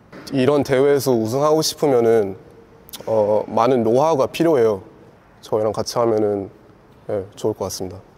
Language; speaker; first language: Korean; early bilingual, heritage; English